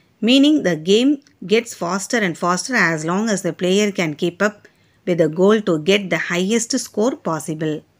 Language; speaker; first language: English; non-native, local second language; Tamil